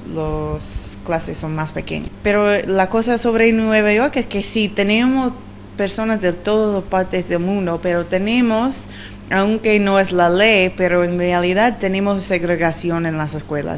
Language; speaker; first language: Spanish; non-native, learner; English